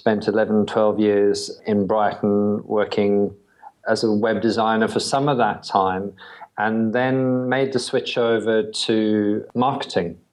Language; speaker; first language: English; native; English